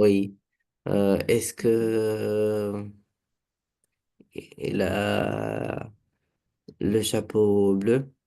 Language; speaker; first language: French; non-native, learner; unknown